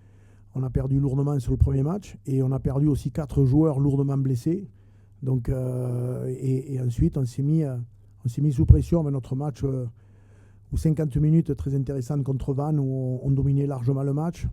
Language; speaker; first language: French; native; French